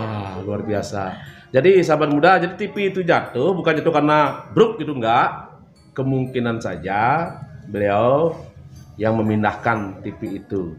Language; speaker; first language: Indonesian; non-native, local second language; Balinese